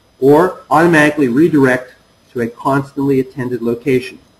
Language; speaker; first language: English; native; English